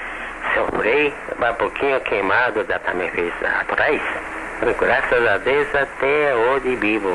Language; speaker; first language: Portuguese; non-native, learner; Japanese